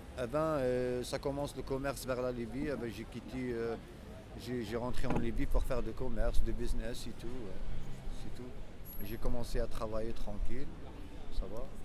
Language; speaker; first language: French; non-native, local second language; Arabic